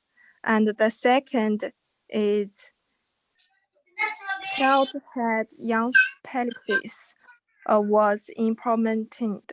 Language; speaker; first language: English; non-native, learner; Chinese